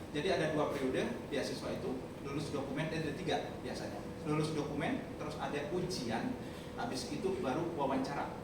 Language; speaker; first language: Indonesian; non-native, local second language; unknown